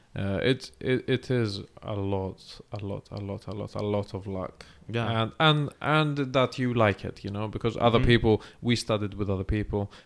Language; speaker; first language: English; non-native, fluent; Greek